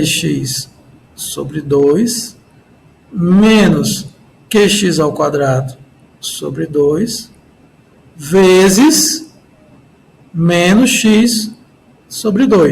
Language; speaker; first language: Portuguese; native; Portuguese